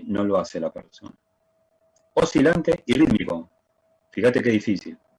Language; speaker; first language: Spanish; native; Spanish